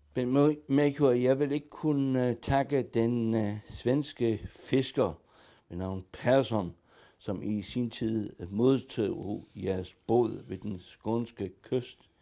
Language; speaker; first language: Danish; non-native, local second language; German